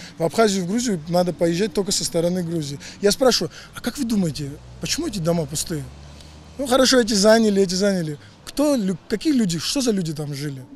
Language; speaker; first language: Russian; non-native, local second language; Georgian